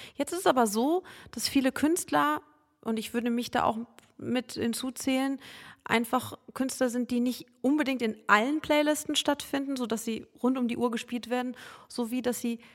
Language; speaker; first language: German; native; German